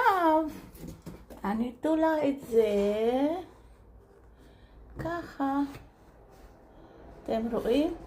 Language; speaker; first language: Hebrew; non-native, learner; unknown